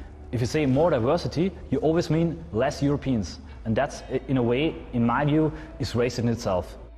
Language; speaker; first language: English; non-native, fluent; German